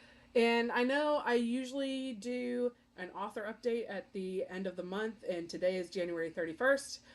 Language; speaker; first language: English; native; English